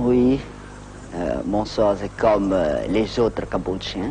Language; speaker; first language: French; non-native, local second language; Khmer